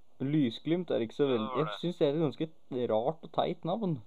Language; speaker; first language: Norwegian; native; Norwegian